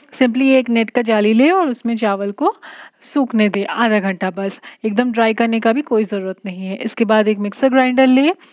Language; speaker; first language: Hindi; non-native, local second language; Bangla